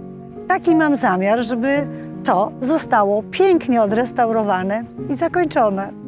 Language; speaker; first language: Polish; native; Polish